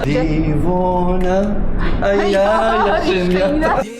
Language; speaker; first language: Russian; non-native, learner; Arabic